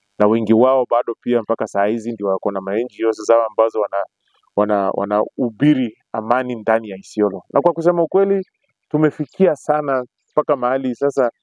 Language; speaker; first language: Swahili; non-native, local second language; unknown